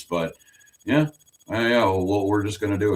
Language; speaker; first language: English; native; English